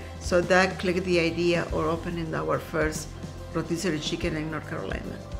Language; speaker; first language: English; non-native, fluent; Spanish